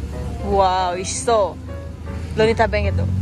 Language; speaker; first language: Japanese; non-native, learner; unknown